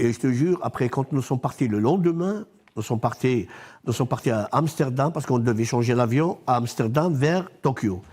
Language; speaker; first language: French; non-native, local second language; Arabic